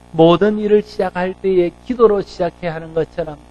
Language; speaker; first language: Korean; native; Korean